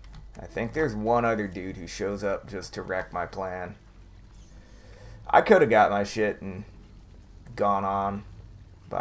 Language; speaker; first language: English; native; English